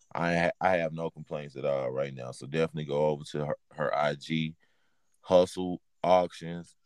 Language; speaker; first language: English; native; English